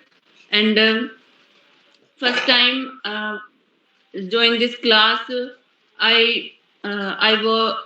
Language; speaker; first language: English; non-native, learner; Hindi